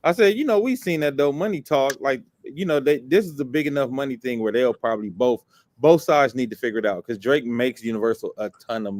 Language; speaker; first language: English; native; English